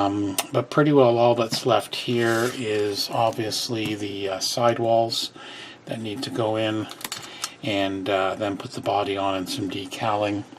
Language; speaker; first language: English; native; English